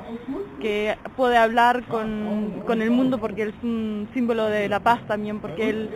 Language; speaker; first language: Spanish; non-native, fluent; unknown